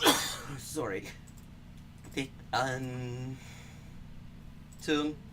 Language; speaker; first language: Vietnamese; non-native, learner; English